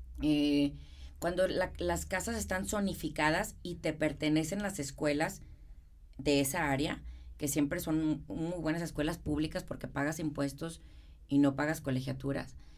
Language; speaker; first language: Spanish; native; Spanish